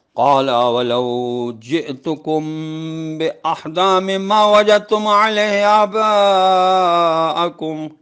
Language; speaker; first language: Arabic; non-native, fluent; Urdu